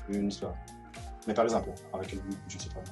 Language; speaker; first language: French; non-native, learner; Russian